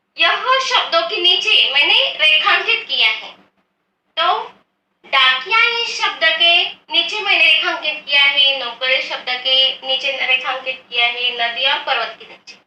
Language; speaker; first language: Hindi; non-native, local second language; Marathi